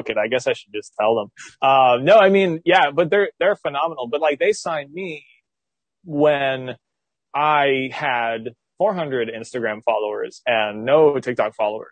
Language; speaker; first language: English; native; English